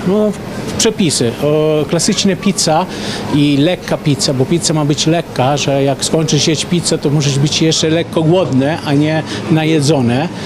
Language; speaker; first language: Polish; non-native, fluent; Italian